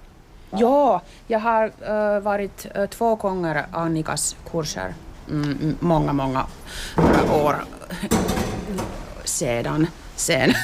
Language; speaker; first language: Swedish; non-native, local second language; Finnish